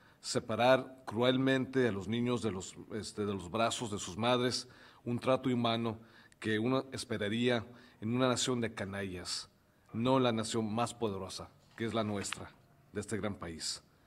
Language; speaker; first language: Spanish; early bilingual, heritage; Spanish